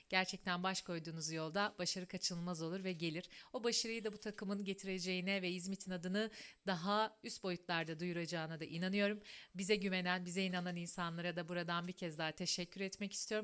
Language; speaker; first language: Turkish; native; Turkish